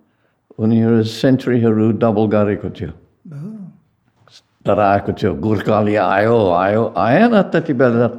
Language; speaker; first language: Nepali; non-native, fluent; English